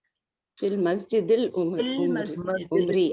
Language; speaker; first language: Arabic; non-native, learner; Urdu